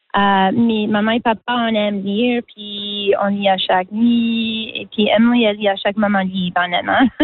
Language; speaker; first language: French; non-native, local second language; English